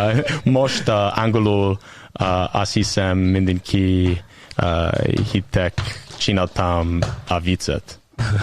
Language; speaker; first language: Hungarian; non-native, learner; English